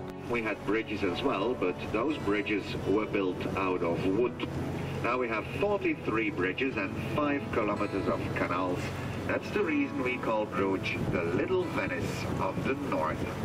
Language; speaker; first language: English; non-native, fluent; Dutch